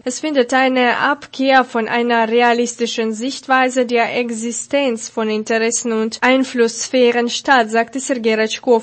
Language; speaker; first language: German; non-native, fluent; Russian